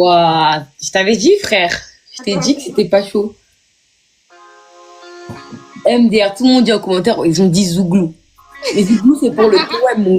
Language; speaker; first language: French; native; French